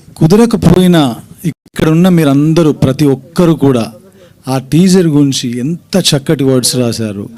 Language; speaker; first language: Telugu; native; Telugu